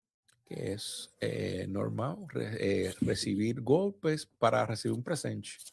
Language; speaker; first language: Portuguese; non-native, fluent; Spanish